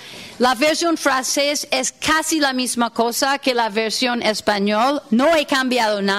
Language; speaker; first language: Spanish; non-native, fluent; English